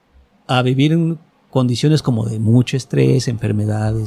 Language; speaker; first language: Spanish; native; Spanish